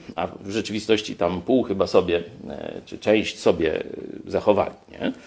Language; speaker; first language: Polish; native; Polish